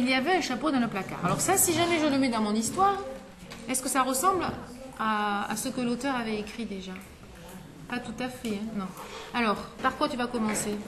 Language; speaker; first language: French; native; French